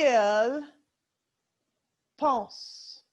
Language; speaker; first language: French; non-native, fluent; English